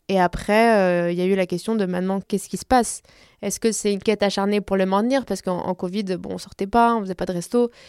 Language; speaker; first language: French; early bilingual, other home language; Spanish